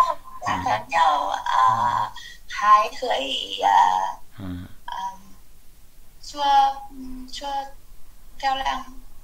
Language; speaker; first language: Chinese; non-native, learner; Vietnamese